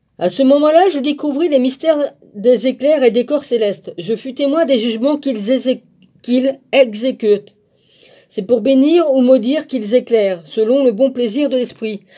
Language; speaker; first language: French; native; French